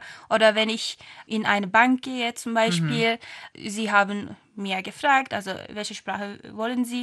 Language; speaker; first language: German; non-native, fluent; Turkish